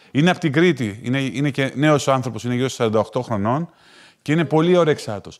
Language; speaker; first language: Greek; native; Greek